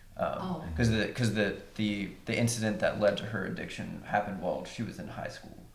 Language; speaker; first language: English; native; English